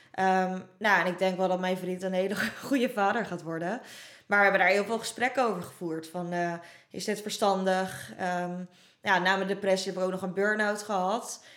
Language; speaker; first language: Dutch; native; Dutch